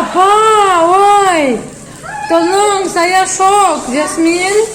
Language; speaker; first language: Indonesian; non-native, learner; Russian